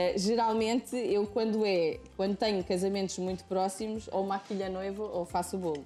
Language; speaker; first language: Portuguese; native; Portuguese